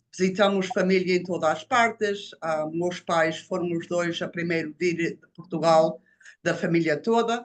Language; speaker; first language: Portuguese; early bilingual, heritage; Portuguese